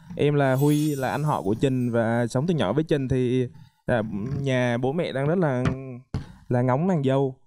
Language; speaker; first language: Vietnamese; native; Vietnamese